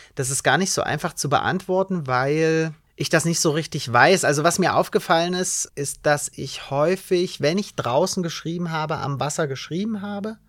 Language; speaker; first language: German; native; German